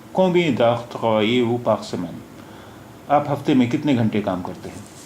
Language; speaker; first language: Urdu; native; Urdu